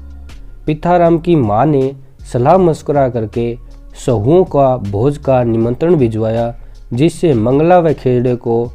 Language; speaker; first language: Hindi; native; Hindi